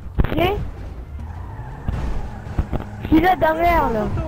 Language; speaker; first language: French; native; French